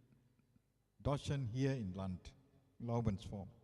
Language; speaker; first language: German; non-native, fluent; Tamil